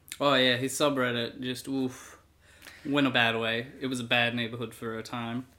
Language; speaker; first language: English; native; English